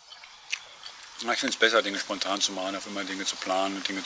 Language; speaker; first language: German; native; German